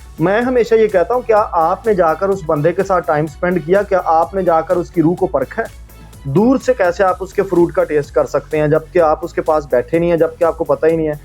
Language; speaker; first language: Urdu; non-native, local second language; Punjabi